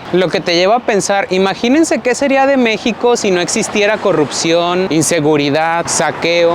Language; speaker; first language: Spanish; native; Spanish